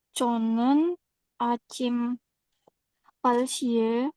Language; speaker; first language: Korean; non-native, learner; Indonesian